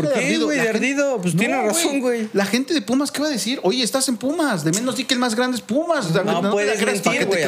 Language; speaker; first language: Spanish; native; Spanish